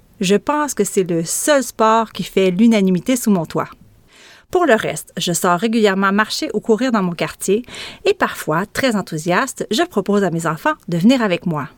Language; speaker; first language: French; native; French